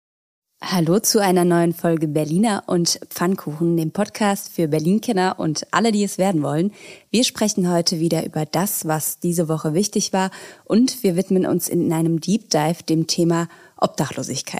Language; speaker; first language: German; native; German